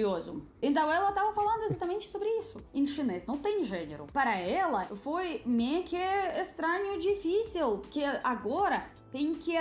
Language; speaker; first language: Portuguese; non-native, fluent; Russian